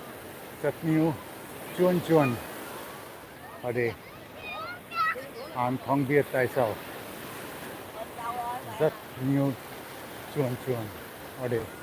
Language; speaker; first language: Vietnamese; non-native, learner; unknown